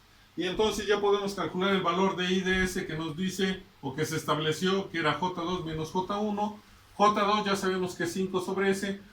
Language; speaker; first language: Spanish; native; Spanish